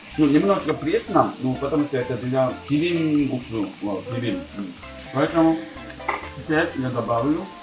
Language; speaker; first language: Russian; non-native, fluent; Korean